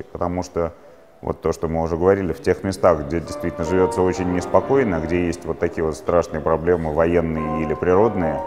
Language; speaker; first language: Russian; native; Russian